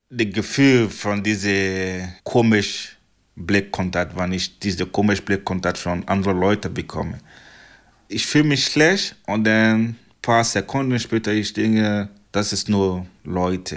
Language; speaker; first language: German; non-native, learner; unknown